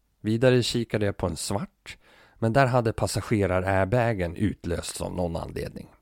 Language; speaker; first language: Swedish; native; Swedish